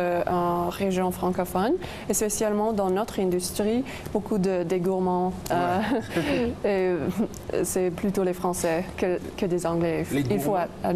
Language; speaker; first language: French; non-native, local second language; English